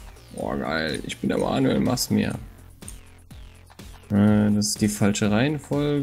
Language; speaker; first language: German; native; German